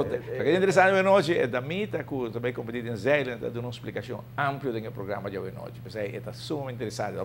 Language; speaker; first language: Portuguese; non-native, learner; Papiamento